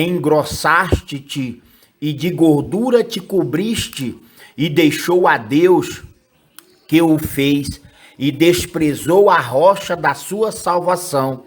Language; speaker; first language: Portuguese; native; Portuguese